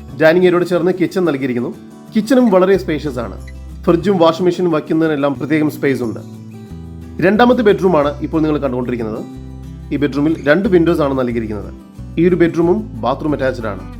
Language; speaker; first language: Malayalam; native; Malayalam